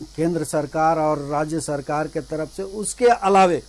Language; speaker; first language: Hindi; native; Hindi